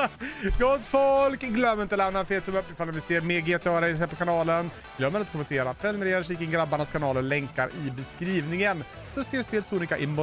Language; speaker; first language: Swedish; native; Swedish